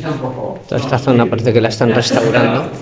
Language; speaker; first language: Spanish; native; Spanish